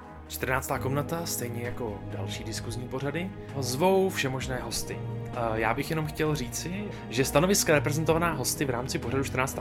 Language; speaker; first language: Czech; native; Czech